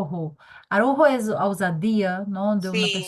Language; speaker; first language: Spanish; non-native, learner; Portuguese